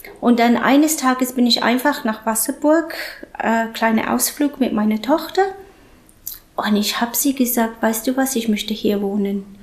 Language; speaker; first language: German; non-native, fluent; English